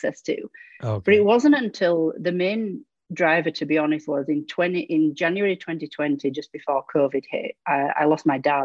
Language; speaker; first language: English; native; English